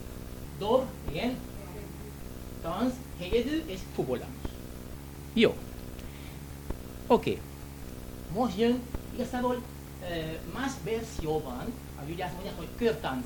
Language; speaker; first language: Hungarian; non-native, learner; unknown